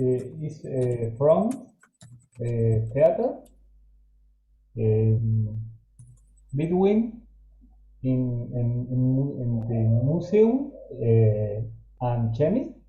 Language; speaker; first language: English; non-native, learner; Spanish